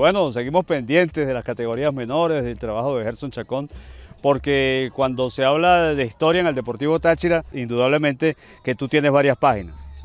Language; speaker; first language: Spanish; native; Spanish